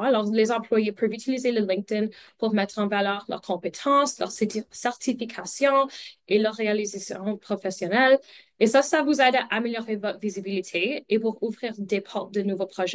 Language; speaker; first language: French; non-native, local second language; English